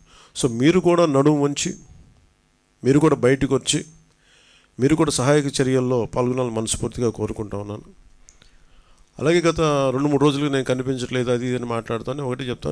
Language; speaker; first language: Telugu; native; Telugu